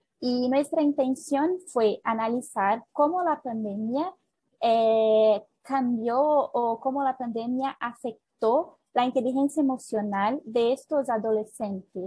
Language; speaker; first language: Spanish; non-native, fluent; Portuguese